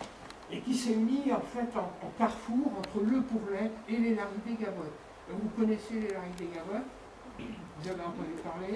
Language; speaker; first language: French; native; French